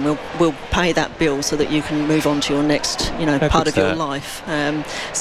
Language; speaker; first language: English; native; English